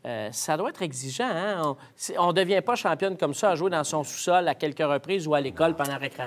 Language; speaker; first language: French; native; French